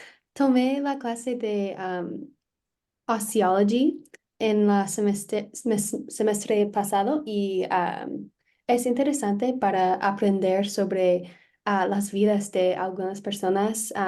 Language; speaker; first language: Spanish; non-native, learner; English